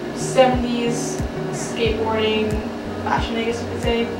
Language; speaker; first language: English; native; English